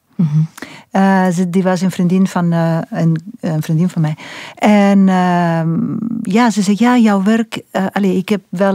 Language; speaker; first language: Dutch; non-native, fluent; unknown